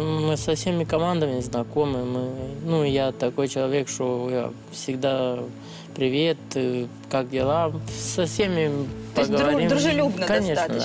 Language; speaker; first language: Russian; non-native, learner; Romanian